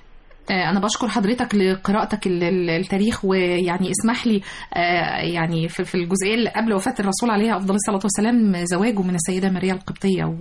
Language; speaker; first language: Arabic; native; Arabic